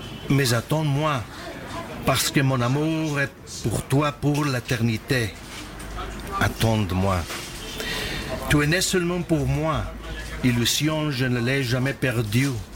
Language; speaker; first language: French; non-native, fluent; English